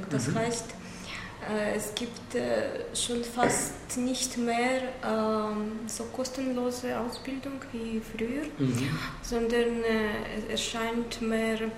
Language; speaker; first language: German; non-native, learner; Russian